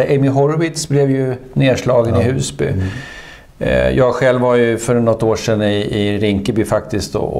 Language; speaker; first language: Swedish; native; Swedish